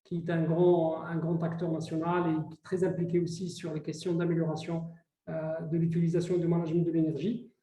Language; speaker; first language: French; non-native, local second language; Arabic